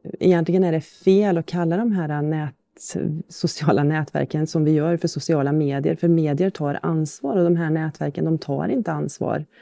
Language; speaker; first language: Swedish; native; Swedish